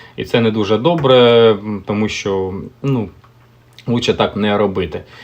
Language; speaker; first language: Ukrainian; native; Ukrainian